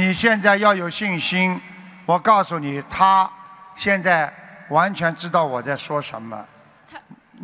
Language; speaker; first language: Chinese; native; Chinese